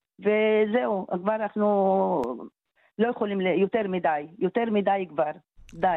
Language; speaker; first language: Hebrew; non-native, local second language; Arabic